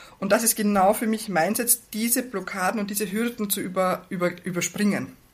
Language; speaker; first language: German; native; German